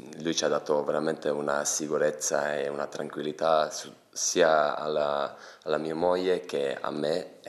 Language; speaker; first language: Italian; non-native, fluent; Albanian